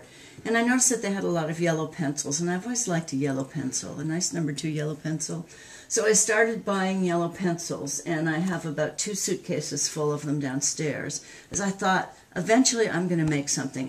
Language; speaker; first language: English; native; English